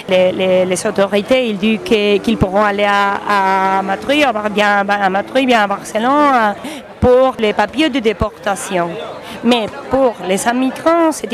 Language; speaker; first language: French; non-native, learner; Spanish